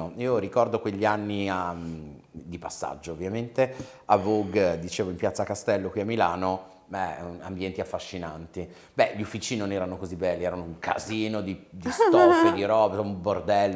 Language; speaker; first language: Italian; native; Italian